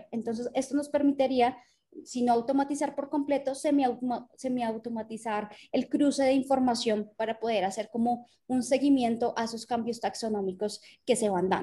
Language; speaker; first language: Spanish; native; Spanish